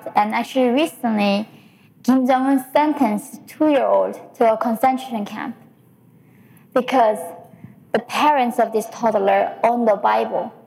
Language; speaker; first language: English; early bilingual, other home language; Korean